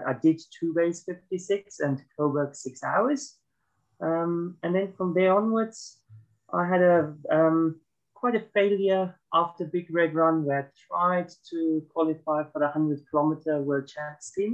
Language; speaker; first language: English; non-native, fluent; German